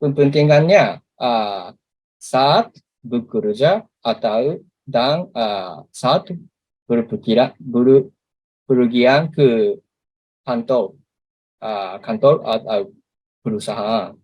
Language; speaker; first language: Indonesian; non-native, learner; Japanese